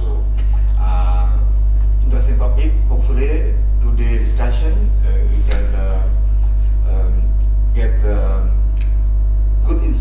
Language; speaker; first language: English; non-native, learner; Indonesian